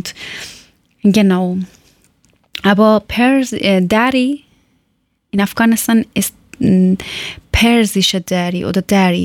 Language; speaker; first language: German; non-native, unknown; Persian